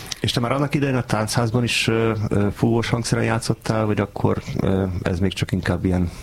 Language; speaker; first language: Hungarian; native; Hungarian